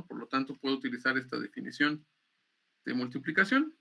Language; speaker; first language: Spanish; native; Spanish